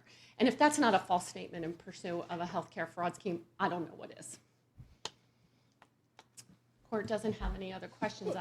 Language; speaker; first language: English; native; English